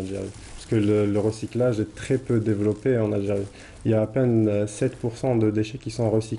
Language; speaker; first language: French; non-native, local second language; Arabic